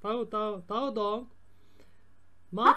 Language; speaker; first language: Indonesian; non-native, learner; Turkish